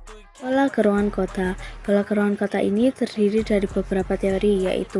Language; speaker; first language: Indonesian; native; Indonesian